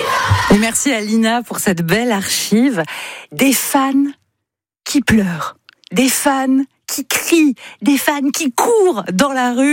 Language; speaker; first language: French; native; French